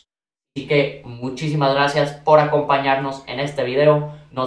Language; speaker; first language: Spanish; native; Spanish